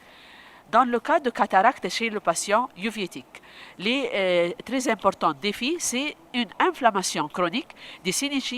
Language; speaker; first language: French; non-native, local second language; Arabic